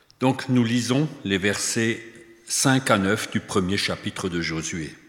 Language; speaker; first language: French; native; French